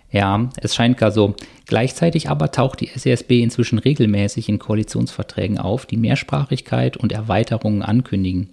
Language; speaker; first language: German; native; German